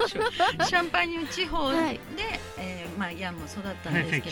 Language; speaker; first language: Japanese; native; Japanese